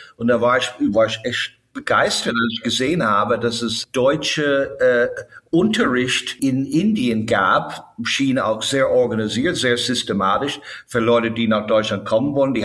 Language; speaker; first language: German; non-native, fluent; English